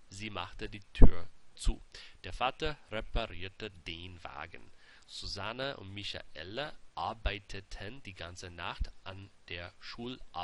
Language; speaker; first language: German; non-native, fluent; English